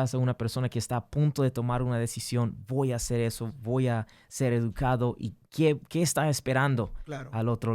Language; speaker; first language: Spanish; early bilingual, heritage; English